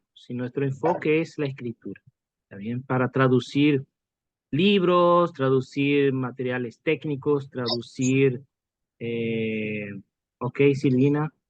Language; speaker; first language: Spanish; non-native, fluent; Portuguese